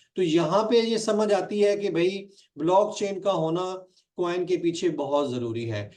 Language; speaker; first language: Urdu; non-native, local second language; Punjabi